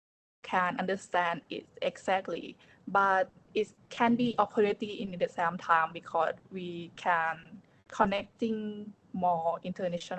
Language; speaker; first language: English; non-native, learner; Thai